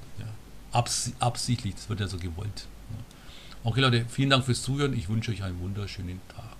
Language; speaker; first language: German; early bilingual, other home language; Turkish